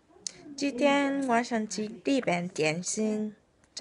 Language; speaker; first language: Chinese; non-native, learner; Japanese